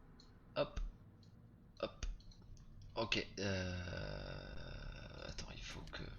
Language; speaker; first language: French; native; French